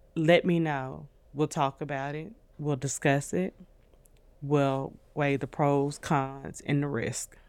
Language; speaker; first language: English; native; English